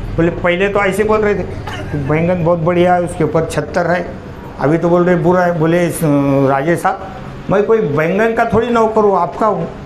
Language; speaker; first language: Hindi; non-native, local second language; Marathi